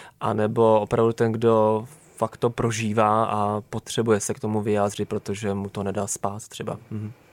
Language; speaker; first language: Czech; native; Czech